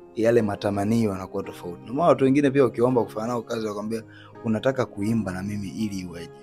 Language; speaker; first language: Swahili; native; Swahili